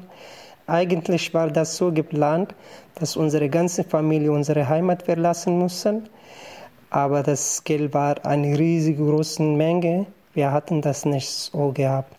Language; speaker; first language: German; non-native, fluent; Pashto